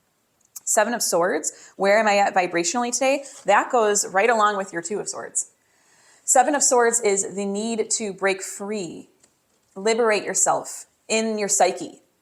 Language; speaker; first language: English; native; English